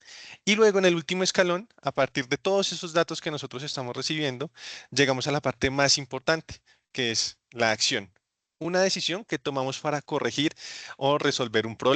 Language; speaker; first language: Spanish; native; Spanish